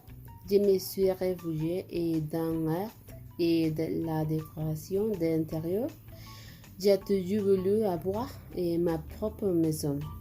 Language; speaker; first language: French; non-native, learner; Spanish